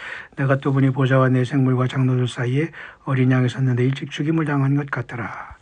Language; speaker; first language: Korean; native; Korean